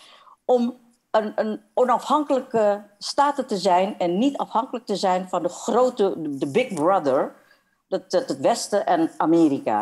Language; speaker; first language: Dutch; non-native, fluent; Indonesian